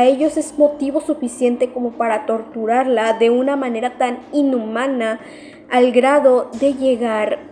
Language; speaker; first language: Spanish; native; Spanish